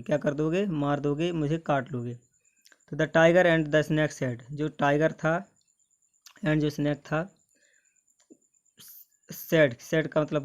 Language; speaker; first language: Hindi; native; Hindi